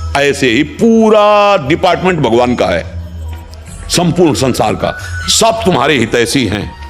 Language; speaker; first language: Hindi; native; Hindi